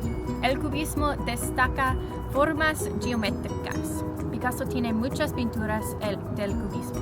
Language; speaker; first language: Spanish; non-native, learner; English